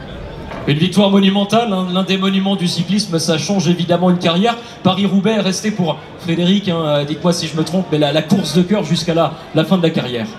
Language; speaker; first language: French; native; French